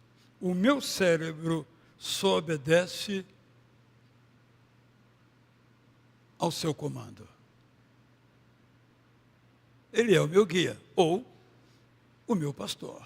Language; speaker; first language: Portuguese; native; Portuguese